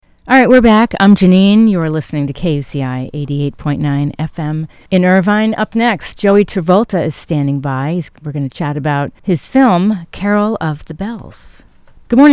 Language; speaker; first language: English; native; English